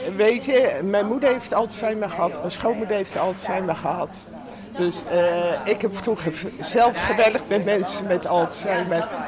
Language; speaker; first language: Dutch; native; Dutch